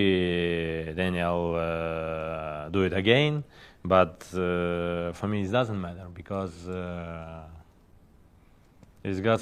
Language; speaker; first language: English; non-native, learner; Ukrainian